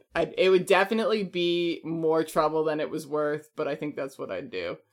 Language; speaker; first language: English; native; English